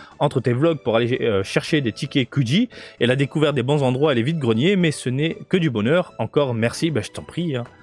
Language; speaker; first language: French; native; French